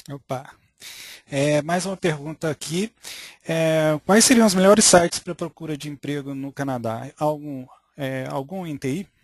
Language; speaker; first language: Portuguese; native; Portuguese